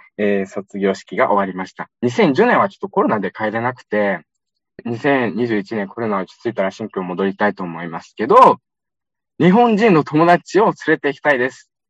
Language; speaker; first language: Japanese; non-native, fluent; Uyghur